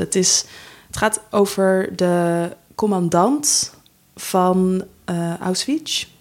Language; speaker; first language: Dutch; native; Dutch